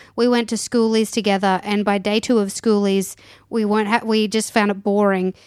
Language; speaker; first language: English; native; English